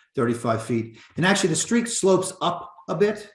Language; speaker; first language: English; native; English